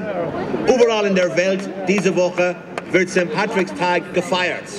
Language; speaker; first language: German; non-native, fluent; English